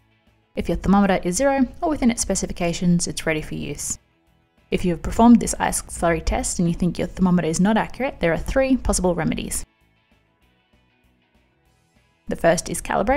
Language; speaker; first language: English; native; English